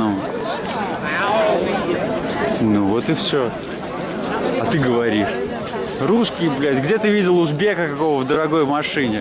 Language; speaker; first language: Russian; native; Russian